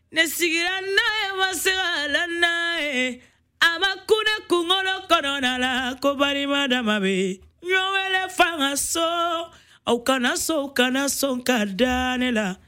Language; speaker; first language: French; non-native, local second language; Bambara